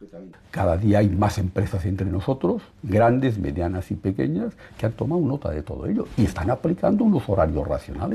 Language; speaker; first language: Spanish; native; Spanish